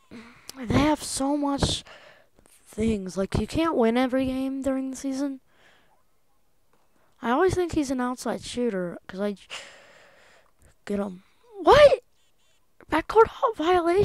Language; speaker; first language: English; native; English